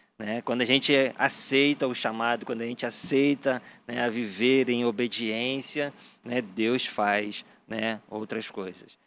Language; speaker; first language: Portuguese; native; Portuguese